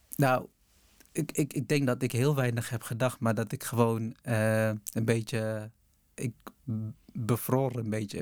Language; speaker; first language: Dutch; early bilingual, other home language; Tigrinya